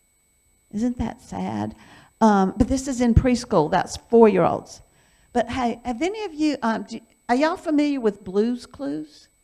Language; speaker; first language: English; native; English